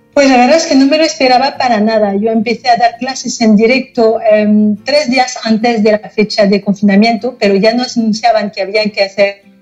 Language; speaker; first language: Spanish; non-native, fluent; French